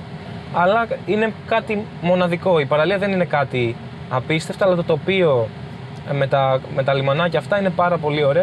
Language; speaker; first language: Greek; native; Greek